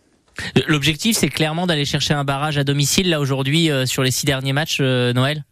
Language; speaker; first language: French; native; French